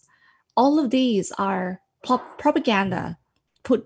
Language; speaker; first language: English; non-native, fluent; Thai